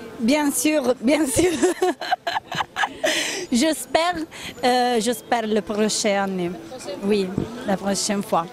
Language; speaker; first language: French; non-native, learner; Italian